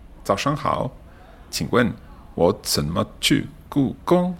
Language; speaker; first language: Chinese; non-native, learner; English